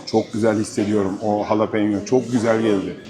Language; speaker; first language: Turkish; native; Turkish